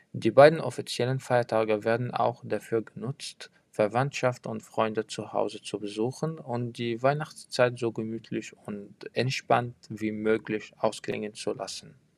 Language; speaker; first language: German; non-native, fluent; French